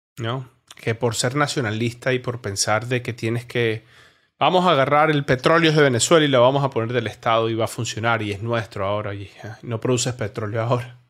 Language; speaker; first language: Spanish; native; Spanish